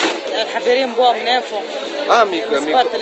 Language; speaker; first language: Hebrew; non-native, learner; Arabic